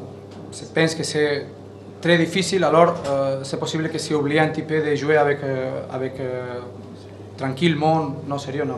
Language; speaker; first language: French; non-native, learner; Catalan